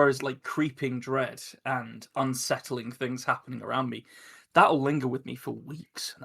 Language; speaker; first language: English; native; English